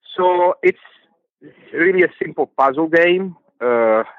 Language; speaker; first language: English; non-native, fluent; Italian